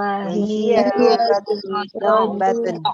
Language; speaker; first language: Arabic; non-native, learner; Indonesian